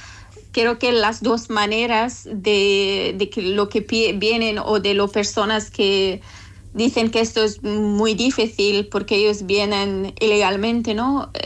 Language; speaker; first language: Spanish; non-native, learner; Persian